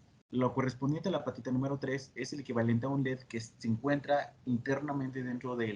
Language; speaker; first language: Spanish; native; Spanish